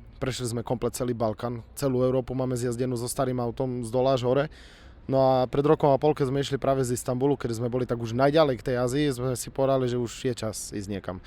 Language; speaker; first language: Slovak; native; Slovak